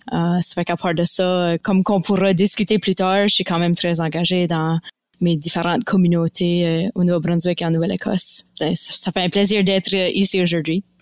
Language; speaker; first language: French; native; French